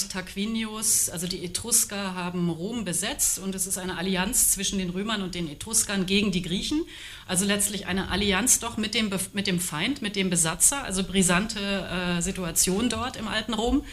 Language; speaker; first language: German; native; German